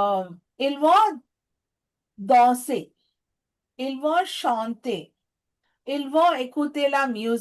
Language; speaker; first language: French; non-native, fluent; Telugu